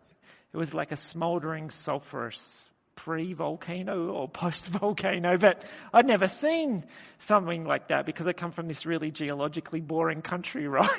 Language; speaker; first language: English; native; English